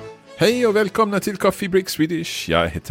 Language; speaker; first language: Swedish; non-native, learner; English